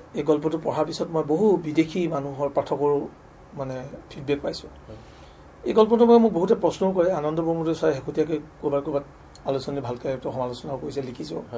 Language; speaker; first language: Assamese; native; Assamese